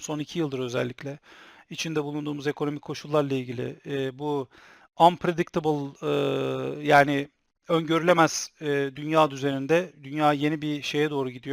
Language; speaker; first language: Turkish; native; Turkish